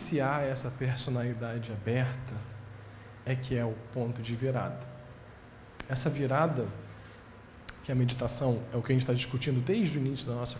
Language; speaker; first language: Portuguese; native; Portuguese